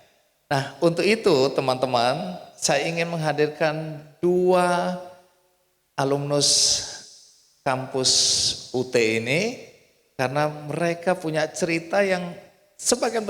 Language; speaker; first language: Indonesian; native; Indonesian